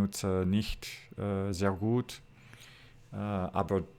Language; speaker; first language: German; non-native, learner; English